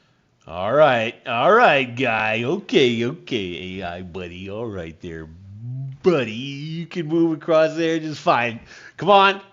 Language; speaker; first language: English; native; English